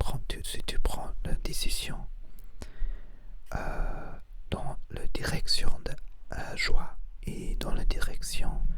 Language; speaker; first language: French; non-native, learner; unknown